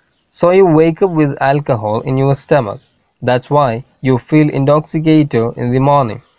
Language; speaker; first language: English; non-native, local second language; Malayalam